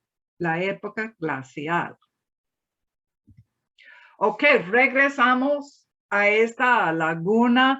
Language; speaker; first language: Spanish; non-native, fluent; English